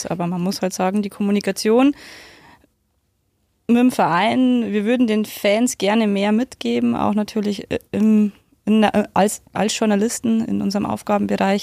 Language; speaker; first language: German; native; German